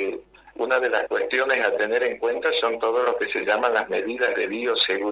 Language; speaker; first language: Spanish; native; Spanish